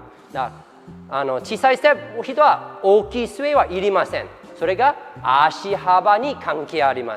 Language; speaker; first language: Japanese; non-native, fluent; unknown